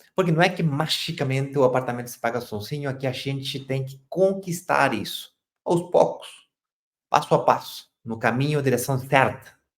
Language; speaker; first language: Portuguese; non-native, fluent; Spanish